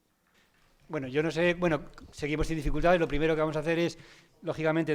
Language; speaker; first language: Spanish; native; Spanish